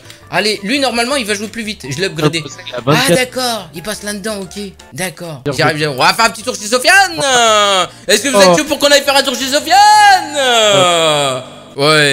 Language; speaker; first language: French; native; French